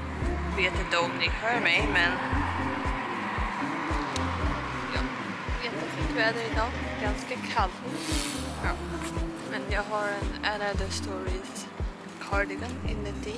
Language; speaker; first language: Swedish; early bilingual, heritage; Korean